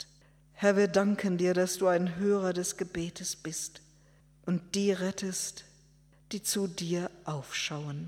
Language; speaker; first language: German; native; German